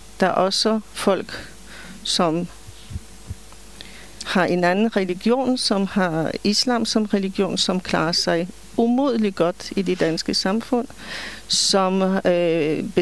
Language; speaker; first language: Danish; non-native, fluent; Polish